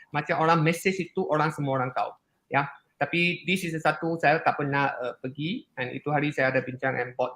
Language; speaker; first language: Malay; non-native, local second language; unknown